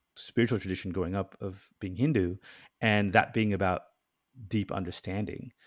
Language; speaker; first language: English; native; English